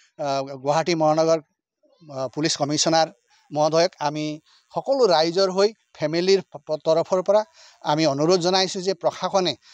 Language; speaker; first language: Assamese; non-native, local second language; Nepali